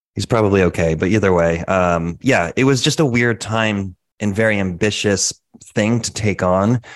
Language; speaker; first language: English; native; English